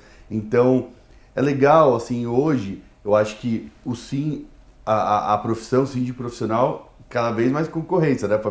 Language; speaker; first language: Portuguese; native; Portuguese